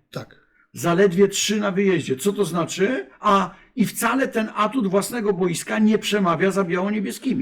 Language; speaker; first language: Polish; native; Polish